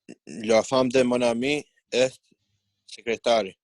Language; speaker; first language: French; non-native, learner; Albanian